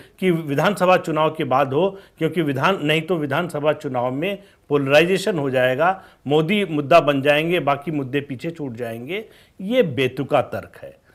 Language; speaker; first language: Hindi; native; Hindi